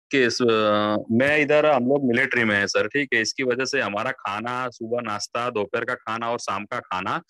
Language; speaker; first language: Hindi; non-native, local second language; Gujarati